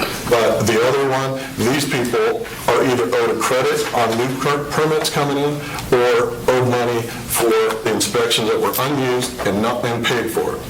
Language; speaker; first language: English; native; English